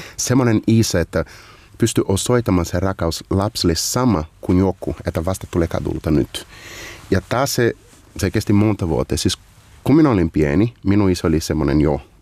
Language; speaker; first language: Finnish; non-native, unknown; Portuguese